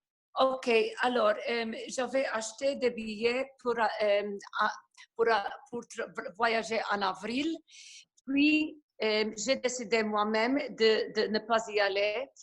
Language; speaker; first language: French; non-native, fluent; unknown